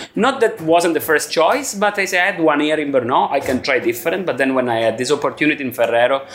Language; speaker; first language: English; non-native, learner; Italian